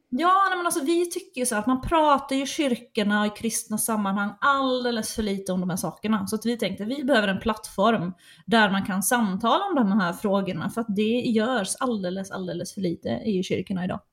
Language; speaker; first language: Swedish; native; Swedish